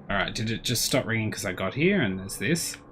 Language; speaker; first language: English; native; English